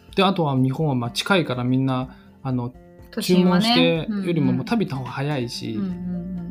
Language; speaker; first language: Japanese; non-native, fluent; Chinese